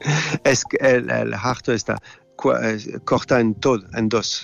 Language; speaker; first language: Spanish; non-native, learner; French